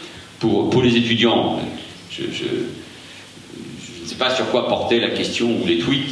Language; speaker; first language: French; native; French